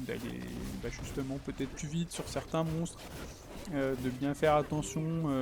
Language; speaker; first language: French; native; French